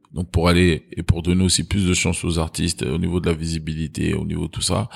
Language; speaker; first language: French; early bilingual, other home language; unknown